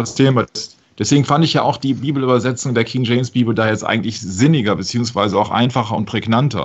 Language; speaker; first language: German; native; German